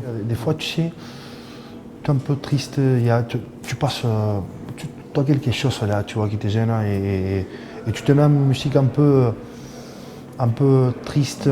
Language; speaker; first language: French; non-native, fluent; Spanish